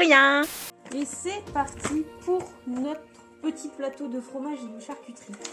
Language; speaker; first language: French; native; French